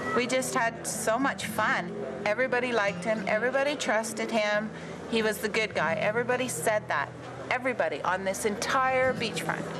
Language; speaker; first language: English; native; English